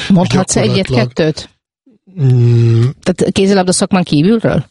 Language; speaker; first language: Hungarian; native; Hungarian